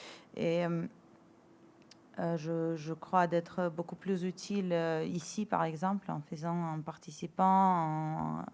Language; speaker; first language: French; non-native, fluent; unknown